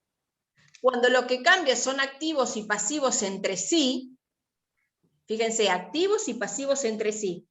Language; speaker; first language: Spanish; native; Spanish